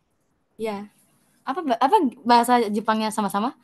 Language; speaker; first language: Indonesian; non-native, learner; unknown